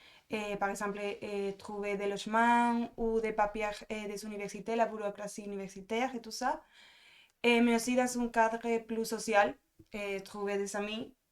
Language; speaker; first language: French; non-native, fluent; Spanish